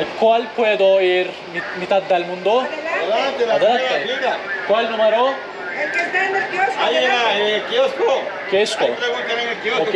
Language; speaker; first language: Spanish; non-native, learner; Turkish